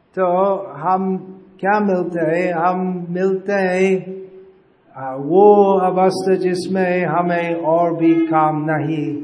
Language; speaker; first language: Hindi; native; Hindi